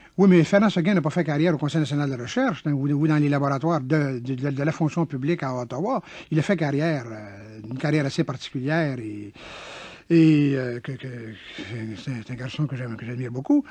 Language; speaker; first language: French; native; French